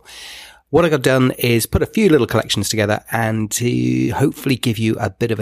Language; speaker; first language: English; native; English